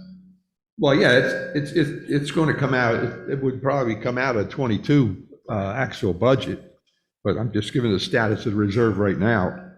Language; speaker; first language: English; native; English